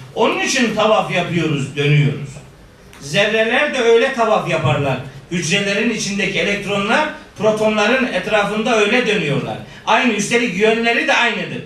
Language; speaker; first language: Turkish; native; Turkish